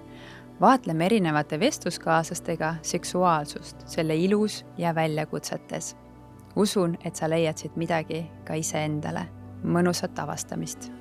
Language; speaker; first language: Estonian; native; Estonian